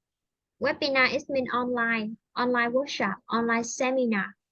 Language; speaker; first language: English; non-native, fluent; Vietnamese